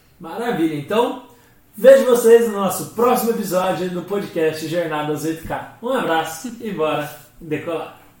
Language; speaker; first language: Portuguese; native; Portuguese